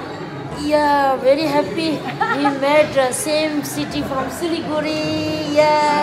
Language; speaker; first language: English; non-native, learner; Nepali